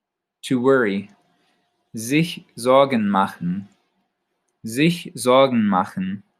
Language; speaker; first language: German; non-native, fluent; English